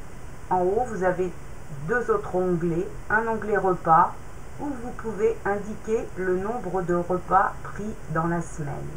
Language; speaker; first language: French; native; French